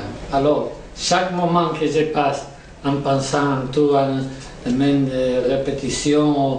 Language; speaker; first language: French; non-native, learner; Spanish